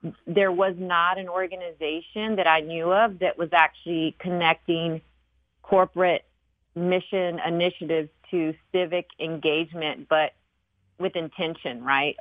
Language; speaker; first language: English; early bilingual, other home language; Spanish